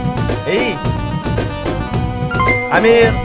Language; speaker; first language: Arabic; native; Arabic